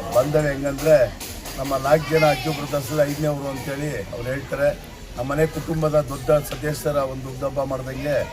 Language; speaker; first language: Kannada; non-native, local second language; Urdu